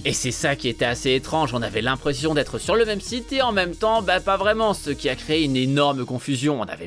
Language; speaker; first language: French; native; French